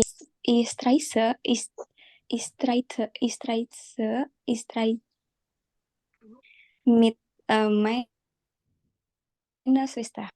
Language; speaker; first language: German; non-native, learner; Indonesian